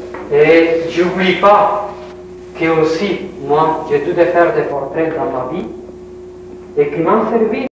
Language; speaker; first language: French; non-native, learner; Spanish